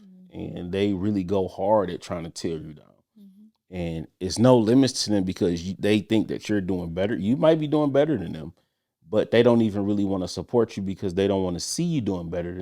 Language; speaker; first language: English; native; English